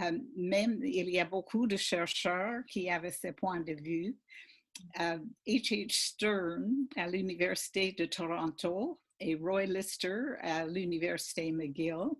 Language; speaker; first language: French; non-native, fluent; English